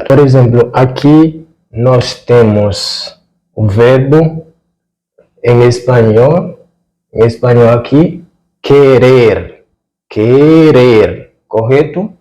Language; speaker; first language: Portuguese; non-native, fluent; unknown